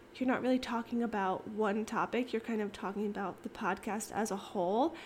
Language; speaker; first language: English; native; English